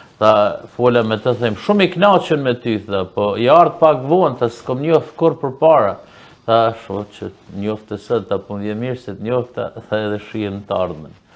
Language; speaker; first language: Albanian; early bilingual, heritage; Albanian